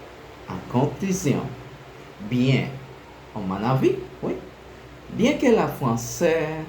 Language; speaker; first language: French; non-native, learner; Spanish